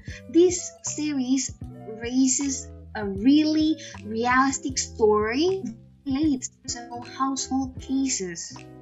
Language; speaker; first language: English; non-native, fluent; Indonesian